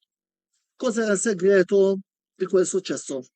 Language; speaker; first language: Italian; non-native, fluent; Maltese